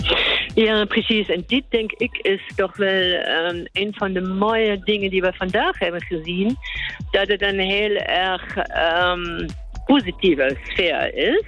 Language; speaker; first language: Dutch; non-native, fluent; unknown